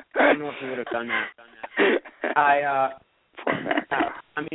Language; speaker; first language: English; native; English